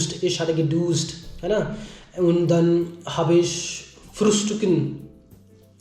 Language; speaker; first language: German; non-native, learner; Hindi